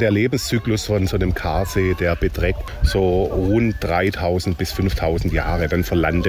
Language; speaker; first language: German; native; German